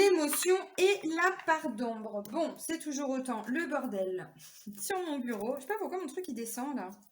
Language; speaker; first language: French; native; French